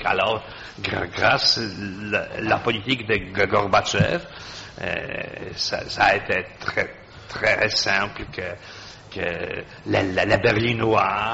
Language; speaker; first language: French; non-native, fluent; Polish